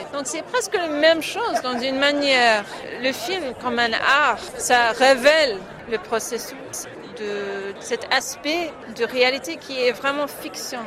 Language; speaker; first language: French; non-native, fluent; English